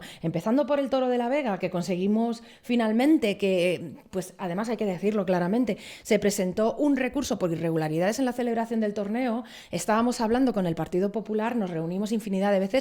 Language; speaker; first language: Spanish; native; Spanish